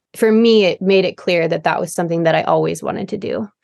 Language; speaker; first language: English; native; English